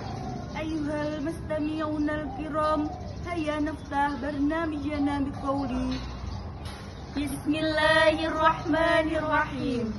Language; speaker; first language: Arabic; non-native, learner; Indonesian